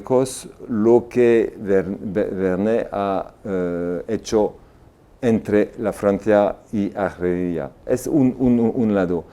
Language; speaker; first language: Spanish; non-native, fluent; French